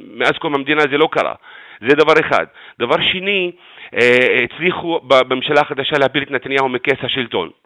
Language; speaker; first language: Hebrew; non-native, local second language; Arabic